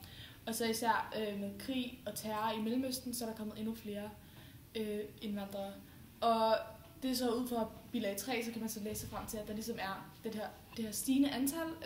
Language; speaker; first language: Danish; native; Danish